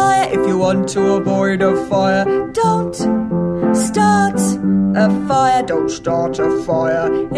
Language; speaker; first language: English; native; English